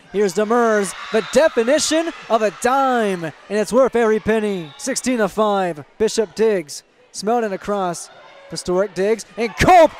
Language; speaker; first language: English; native; English